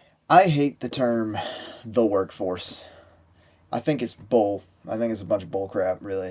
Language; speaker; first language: English; native; English